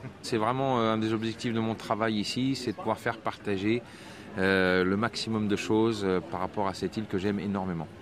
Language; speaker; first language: French; native; French